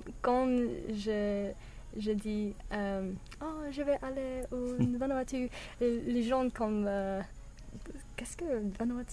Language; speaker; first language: French; non-native, learner; English